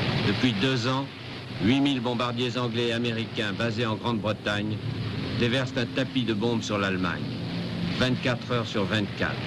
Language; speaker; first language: French; native; French